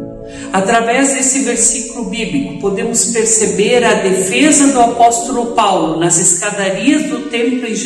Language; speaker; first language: Portuguese; native; Portuguese